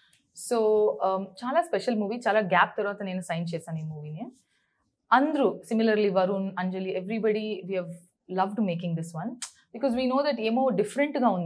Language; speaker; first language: Telugu; non-native, learner; Kannada